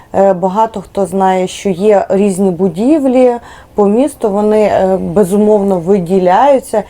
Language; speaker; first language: Ukrainian; native; Ukrainian